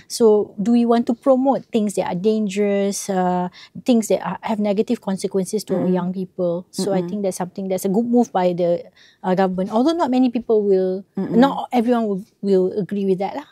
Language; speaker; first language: English; non-native, local second language; Malay